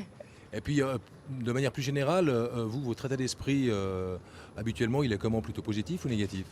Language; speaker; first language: French; native; French